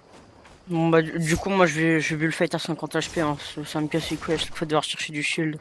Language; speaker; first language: French; native; French